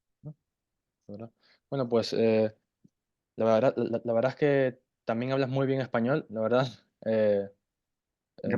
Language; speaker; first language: Spanish; non-native, fluent; German